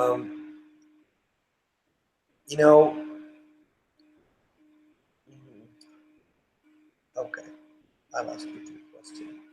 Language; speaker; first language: English; non-native, fluent; Turkish